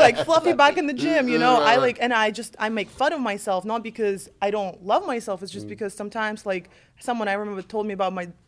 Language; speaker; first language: English; non-native, fluent; Russian